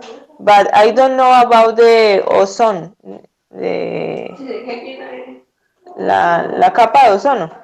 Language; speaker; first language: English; non-native, learner; Spanish